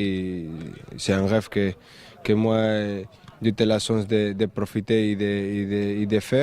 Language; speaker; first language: French; early bilingual, heritage; French